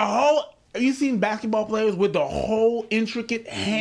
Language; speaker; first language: English; native; English